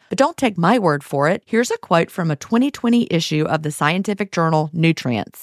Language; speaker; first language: English; native; English